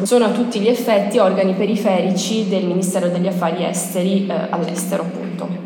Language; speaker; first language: Italian; native; Italian